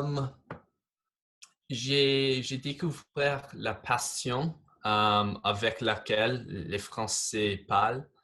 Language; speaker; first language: French; non-native, fluent; English